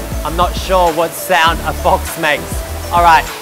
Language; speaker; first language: English; native; English